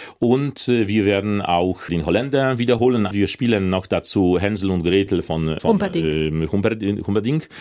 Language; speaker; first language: German; non-native, fluent; Polish